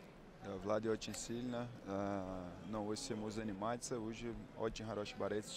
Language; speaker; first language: Russian; non-native, learner; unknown